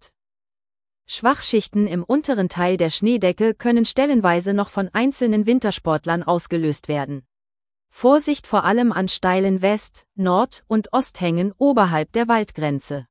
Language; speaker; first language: German; native; German